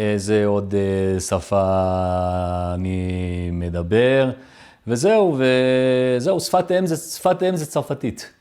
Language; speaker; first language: Hebrew; early bilingual, other home language; French